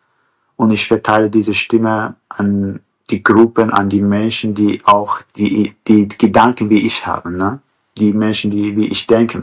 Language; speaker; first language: German; non-native, learner; Kurdish